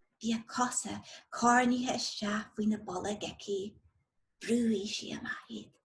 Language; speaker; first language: Irish; non-native, local second language; English